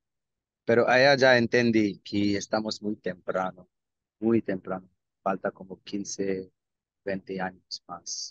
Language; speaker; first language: Spanish; non-native, learner; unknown